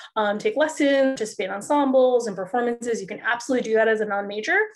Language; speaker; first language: English; native; English